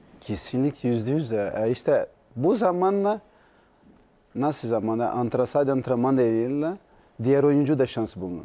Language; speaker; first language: Turkish; non-native, learner; Portuguese